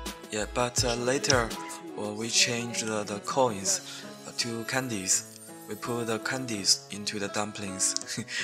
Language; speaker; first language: English; non-native, learner; Chinese